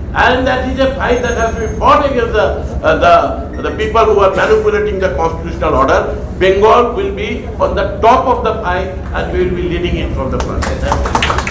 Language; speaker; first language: English; non-native, local second language; Bangla